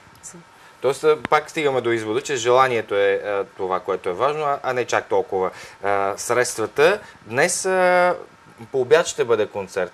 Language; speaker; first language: Bulgarian; native; Bulgarian